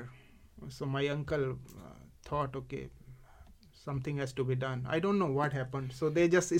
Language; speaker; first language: English; non-native, local second language; Hindi